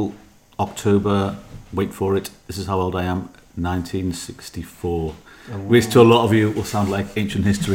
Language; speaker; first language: English; native; English